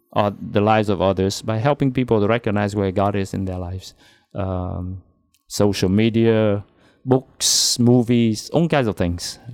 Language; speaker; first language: English; non-native, fluent; Vietnamese